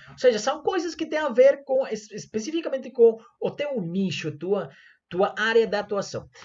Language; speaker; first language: Portuguese; non-native, fluent; Spanish